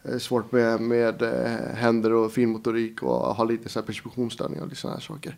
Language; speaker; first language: Swedish; native; Swedish